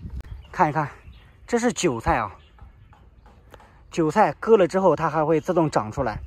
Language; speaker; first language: Chinese; native; Chinese